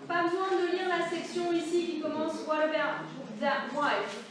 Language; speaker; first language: French; native; French